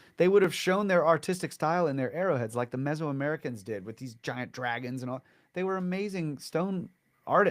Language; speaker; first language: English; native; English